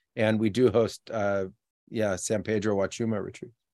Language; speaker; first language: English; native; English